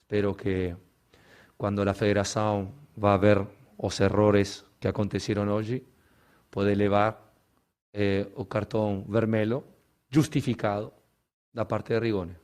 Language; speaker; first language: Portuguese; non-native, learner; Spanish